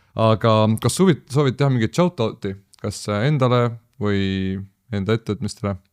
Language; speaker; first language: Estonian; native; Estonian